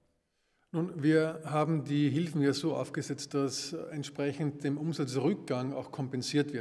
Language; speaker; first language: German; native; German